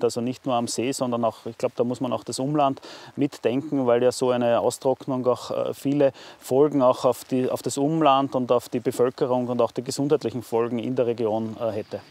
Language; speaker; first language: German; native; German